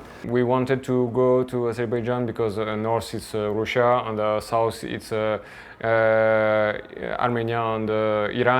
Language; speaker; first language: English; non-native, fluent; French